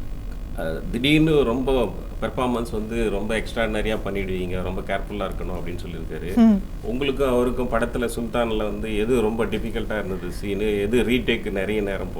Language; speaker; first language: Tamil; native; Tamil